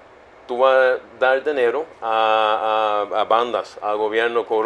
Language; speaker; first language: Spanish; non-native, fluent; Swedish